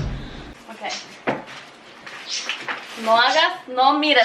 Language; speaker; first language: Spanish; early bilingual, heritage; Spanish